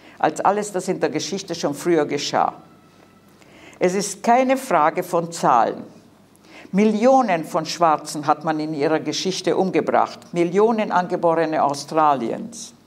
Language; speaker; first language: German; early bilingual, heritage; Hungarian